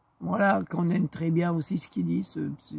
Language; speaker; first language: French; native; French